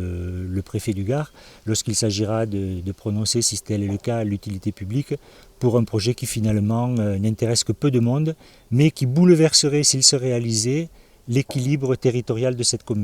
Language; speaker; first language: French; native; French